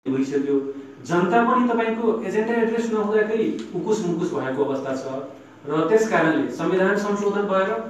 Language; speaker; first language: Nepali; non-native, local second language; Maithili